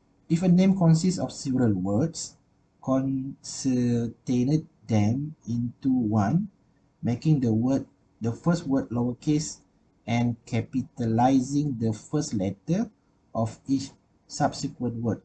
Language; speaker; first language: English; non-native, local second language; Malay